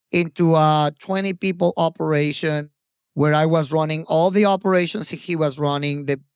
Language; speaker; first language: English; non-native, fluent; Spanish